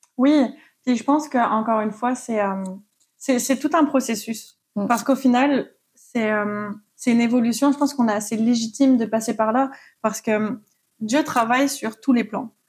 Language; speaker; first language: French; native; French